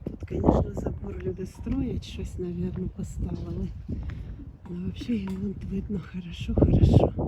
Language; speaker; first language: Ukrainian; native; Ukrainian